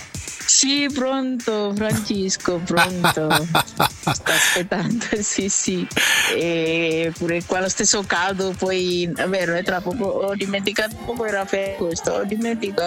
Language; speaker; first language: Italian; non-native, learner; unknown